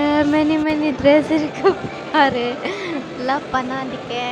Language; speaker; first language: Tamil; non-native, learner; Hindi